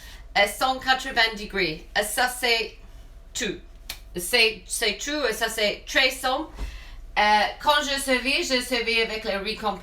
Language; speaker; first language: French; non-native, learner; English